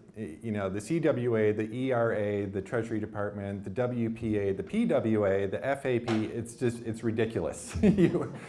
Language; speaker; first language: English; native; English